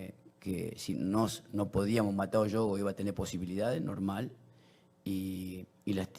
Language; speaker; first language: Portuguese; non-native, learner; Spanish